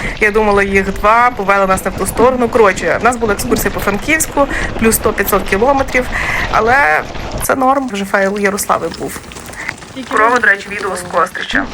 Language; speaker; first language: Ukrainian; native; Ukrainian